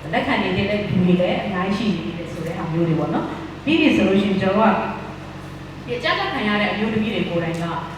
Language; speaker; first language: Burmese; non-native, local second language; Shwe Palaung